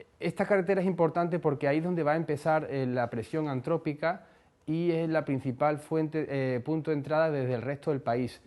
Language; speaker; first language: Spanish; native; Spanish